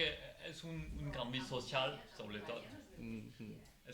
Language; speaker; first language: Catalan; non-native, local second language; French